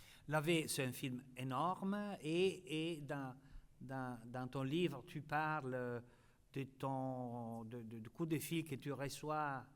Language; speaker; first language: French; non-native, fluent; Italian